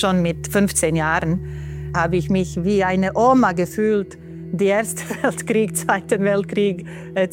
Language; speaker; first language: German; non-native, fluent; Bosnian